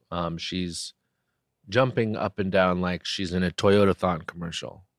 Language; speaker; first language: English; native; English